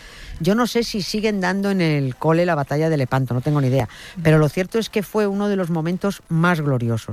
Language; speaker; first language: Spanish; native; Spanish